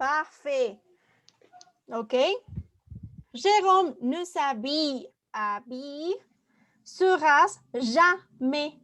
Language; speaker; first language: French; non-native, fluent; Spanish